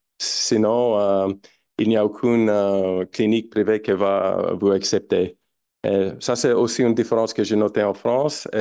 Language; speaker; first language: French; non-native, fluent; English